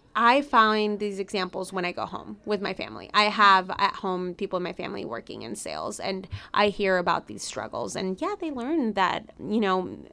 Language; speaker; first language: English; early bilingual, other home language; Spanish